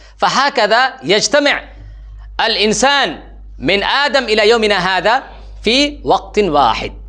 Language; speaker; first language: Arabic; non-native, fluent; Urdu